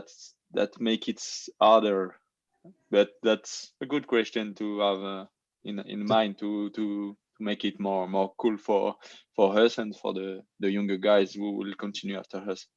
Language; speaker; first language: English; non-native, learner; French